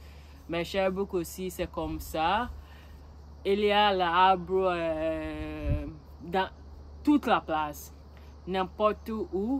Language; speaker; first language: French; non-native, learner; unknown